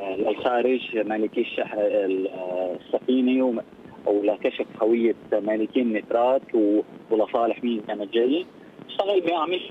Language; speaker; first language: Arabic; native; Arabic